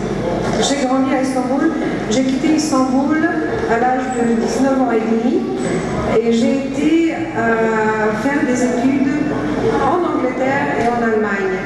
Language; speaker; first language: French; early bilingual, heritage; Greek